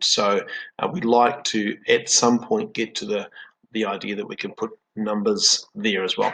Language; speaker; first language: English; native; English